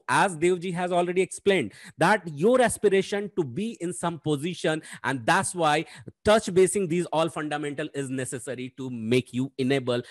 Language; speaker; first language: English; non-native, local second language; Hindi